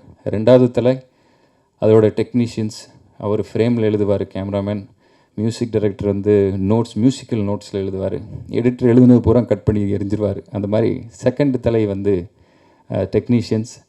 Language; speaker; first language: Tamil; native; Tamil